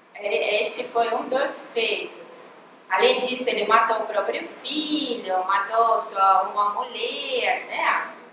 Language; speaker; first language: Portuguese; non-native, fluent; Russian